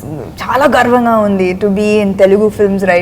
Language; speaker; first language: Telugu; non-native, fluent; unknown